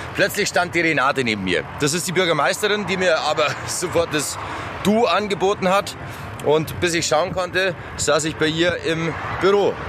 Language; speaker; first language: German; native; German